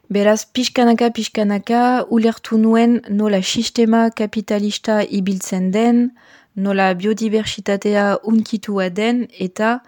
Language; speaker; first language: Basque; non-native, fluent; French